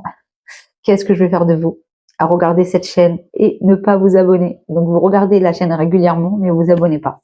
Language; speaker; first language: French; native; French